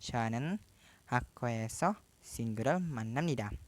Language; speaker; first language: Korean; non-native, learner; Indonesian